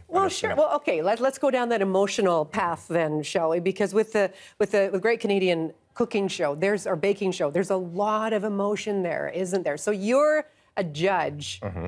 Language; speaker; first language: English; native; English